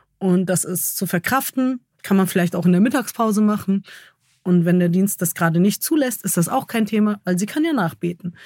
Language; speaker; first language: German; early bilingual, other home language; Kurdish